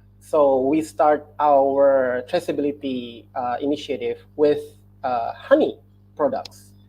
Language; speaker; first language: English; non-native, fluent; Indonesian